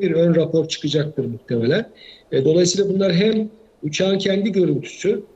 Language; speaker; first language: Turkish; native; Turkish